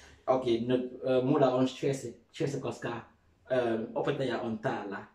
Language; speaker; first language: Finnish; non-native, learner; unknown